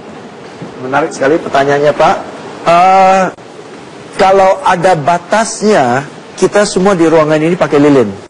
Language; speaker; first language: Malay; non-native, local second language; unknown